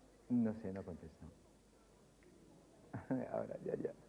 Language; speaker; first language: Spanish; native; Spanish